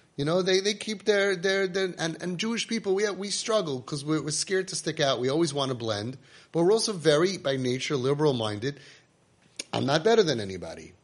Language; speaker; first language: English; native; English